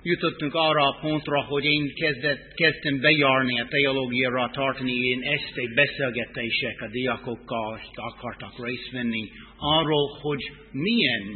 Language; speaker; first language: Hungarian; non-native, fluent; English